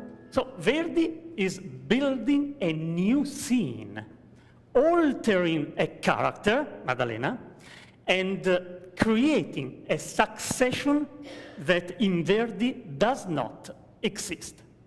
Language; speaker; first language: English; non-native, fluent; Italian